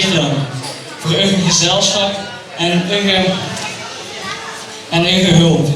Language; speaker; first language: Dutch; native; Dutch